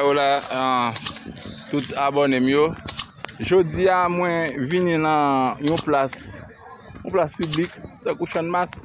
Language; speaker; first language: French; non-native, local second language; Haitian Creole